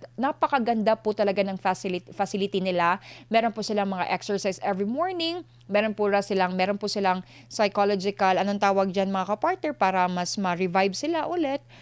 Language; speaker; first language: Filipino; non-native, local second language; Cebuano